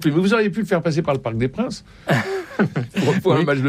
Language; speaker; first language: French; native; French